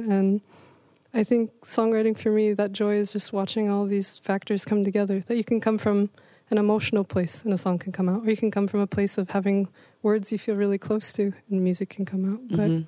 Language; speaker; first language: English; native; English